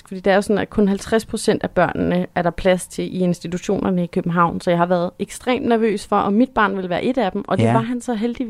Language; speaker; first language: Danish; native; Danish